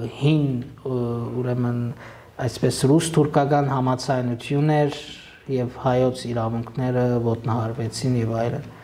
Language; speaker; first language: Armenian; early bilingual, heritage; Armenian